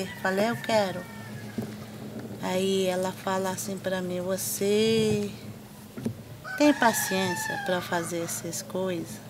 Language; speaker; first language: Portuguese; non-native, local second language; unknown